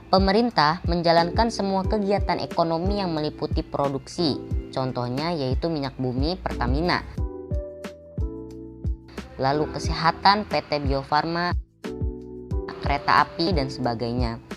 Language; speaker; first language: Indonesian; native; Indonesian